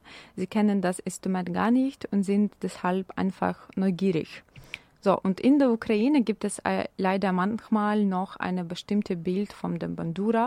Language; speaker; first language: German; non-native, fluent; Ukrainian